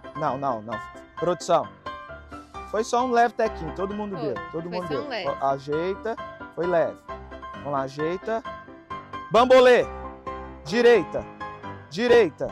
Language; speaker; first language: Portuguese; native; Portuguese